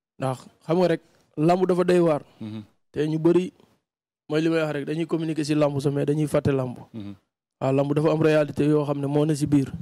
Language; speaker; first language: Wolof; non-native, local second language; Serer